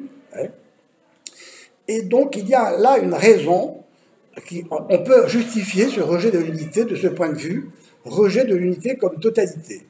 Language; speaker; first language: French; native; French